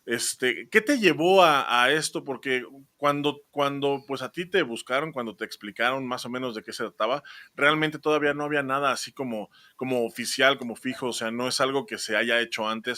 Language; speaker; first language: Spanish; native; Spanish